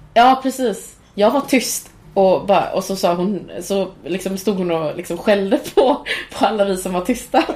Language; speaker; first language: Swedish; early bilingual, other home language; Cantonese